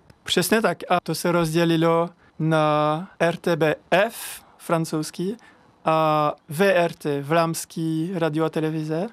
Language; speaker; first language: Czech; non-native, learner; French